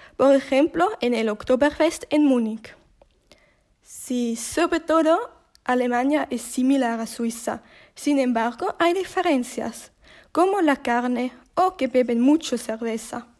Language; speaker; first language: Spanish; non-native, learner; Swiss German